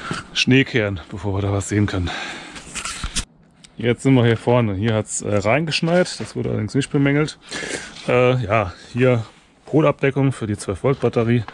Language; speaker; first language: German; native; German